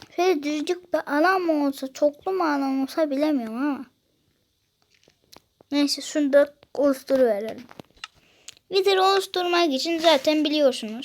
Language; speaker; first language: Turkish; native; Turkish